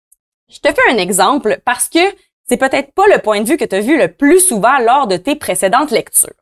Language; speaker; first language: French; native; French